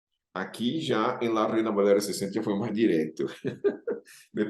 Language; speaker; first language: Spanish; non-native, fluent; Portuguese